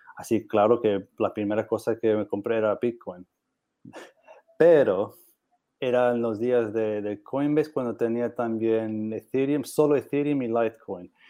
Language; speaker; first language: Spanish; non-native, learner; English